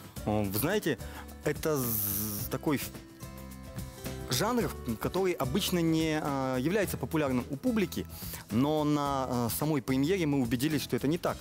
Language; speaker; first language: Russian; native; Russian